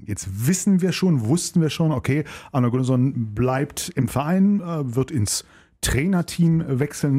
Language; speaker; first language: German; native; German